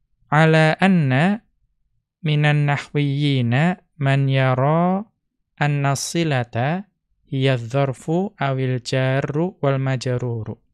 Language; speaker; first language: Arabic; non-native, fluent; Indonesian